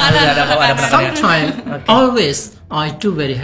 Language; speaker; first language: English; non-native, fluent; Indonesian